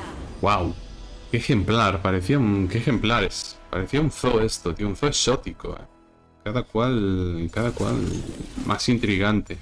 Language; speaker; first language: Spanish; native; Spanish